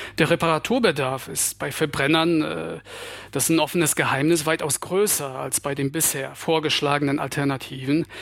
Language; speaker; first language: German; non-native, fluent; Polish